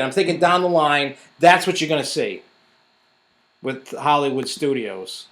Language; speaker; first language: English; native; English